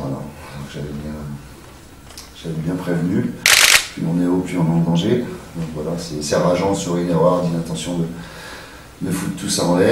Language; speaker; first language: French; native; French